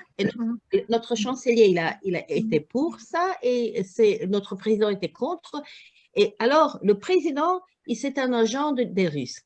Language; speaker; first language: French; non-native, learner; Croatian